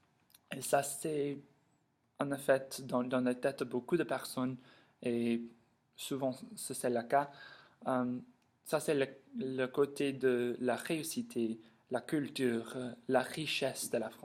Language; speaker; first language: French; non-native, learner; English